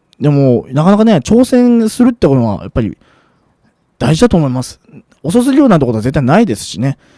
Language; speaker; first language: Japanese; native; Japanese